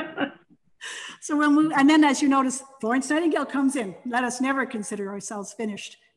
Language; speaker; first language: English; native; English